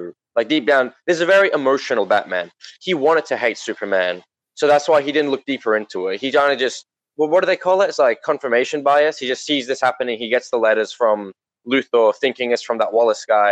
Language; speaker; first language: English; native; English